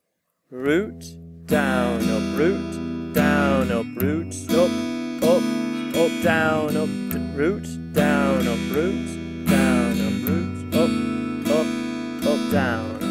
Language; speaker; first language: English; native; English